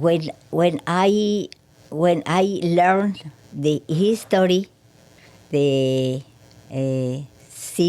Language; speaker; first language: English; non-native, learner; Spanish